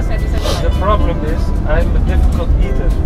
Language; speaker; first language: English; non-native, learner; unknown